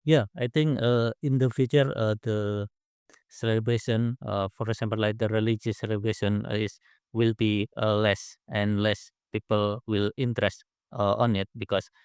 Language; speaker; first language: English; non-native, learner; Indonesian